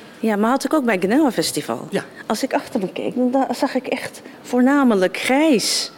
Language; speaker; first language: Dutch; native; Dutch